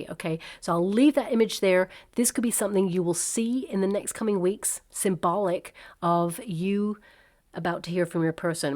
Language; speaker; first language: English; native; English